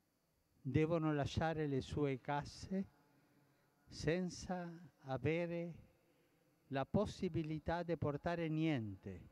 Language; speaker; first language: Italian; non-native, fluent; Spanish